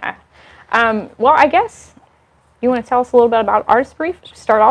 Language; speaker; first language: English; native; English